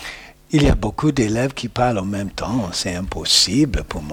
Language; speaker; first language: French; non-native, learner; English